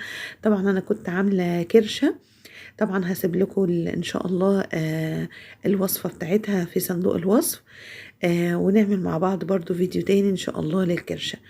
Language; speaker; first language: Arabic; native; Arabic